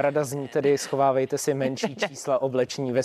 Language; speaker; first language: Czech; native; Czech